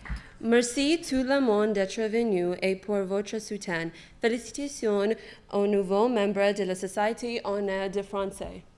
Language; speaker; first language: French; non-native, learner; English